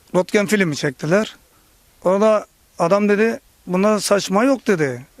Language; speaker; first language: Turkish; native; Turkish